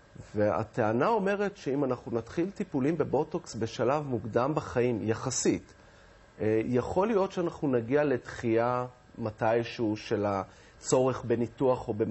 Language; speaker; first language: Hebrew; native; Hebrew